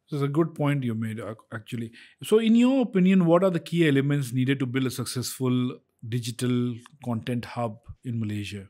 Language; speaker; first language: English; non-native, local second language; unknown